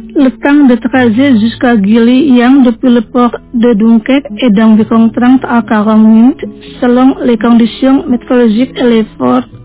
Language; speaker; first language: French; non-native, fluent; Indonesian